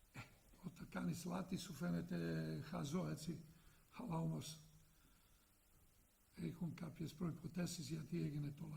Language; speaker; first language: Greek; non-native, fluent; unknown